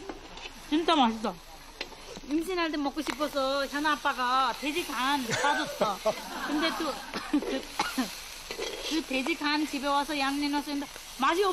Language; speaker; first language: Korean; non-native, learner; Nepali